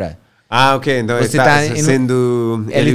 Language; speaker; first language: Portuguese; non-native, learner; English